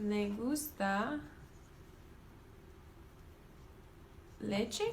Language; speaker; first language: Spanish; non-native, learner; English